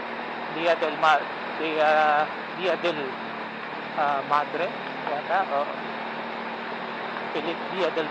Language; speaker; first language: Spanish; non-native, learner; Filipino